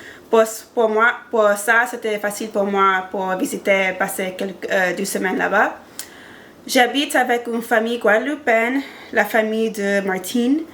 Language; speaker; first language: French; non-native, learner; English